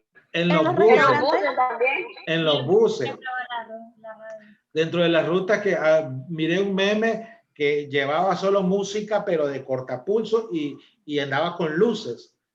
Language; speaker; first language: Spanish; native; Spanish